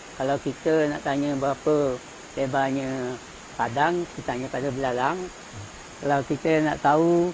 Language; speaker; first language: Malay; native; Malay